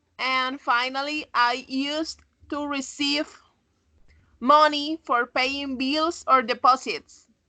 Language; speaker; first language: English; non-native, learner; Spanish